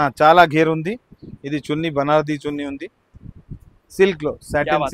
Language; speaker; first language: Telugu; non-native, local second language; Urdu